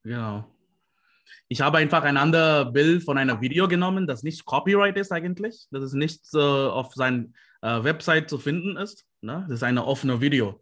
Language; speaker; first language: German; non-native, fluent; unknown